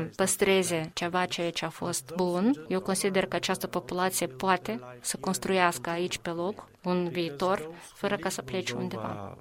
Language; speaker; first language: Romanian; non-native, fluent; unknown